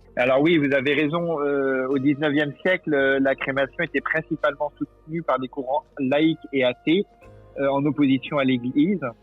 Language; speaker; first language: French; native; French